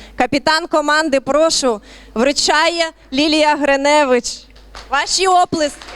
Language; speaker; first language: Ukrainian; native; Ukrainian